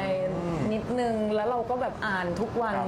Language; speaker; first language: Thai; non-native, fluent; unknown